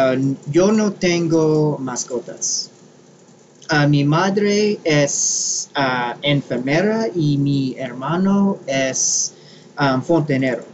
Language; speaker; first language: Spanish; non-native, learner; English